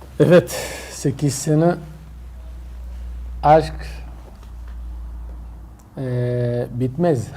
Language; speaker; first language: Turkish; non-native, learner; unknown